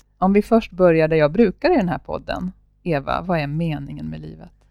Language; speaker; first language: Swedish; native; Swedish